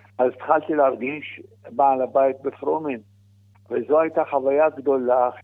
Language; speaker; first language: Hebrew; non-native, fluent; Arabic